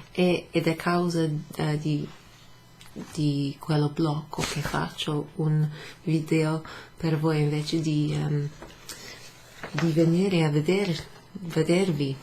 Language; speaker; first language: Italian; non-native, fluent; English